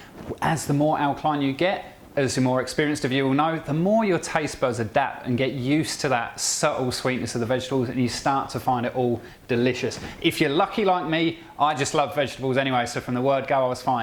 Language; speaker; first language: English; native; English